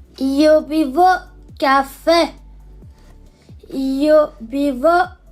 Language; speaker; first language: Italian; non-native, learner; French